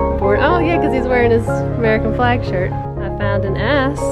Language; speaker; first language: English; native; English